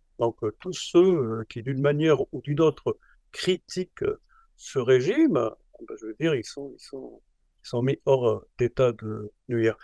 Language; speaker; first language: French; non-native, local second language; Arabic